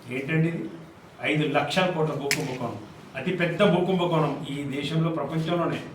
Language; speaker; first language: Telugu; native; Telugu